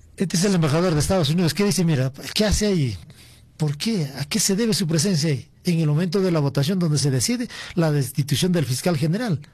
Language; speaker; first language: Spanish; native; Spanish